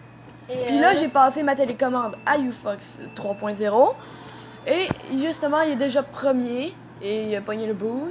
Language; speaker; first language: French; native; French